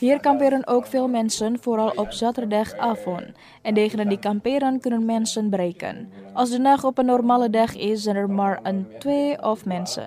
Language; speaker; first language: Dutch; non-native, learner; Indonesian